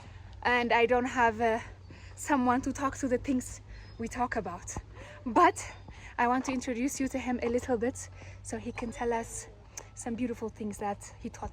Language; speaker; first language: English; non-native, local second language; Amharic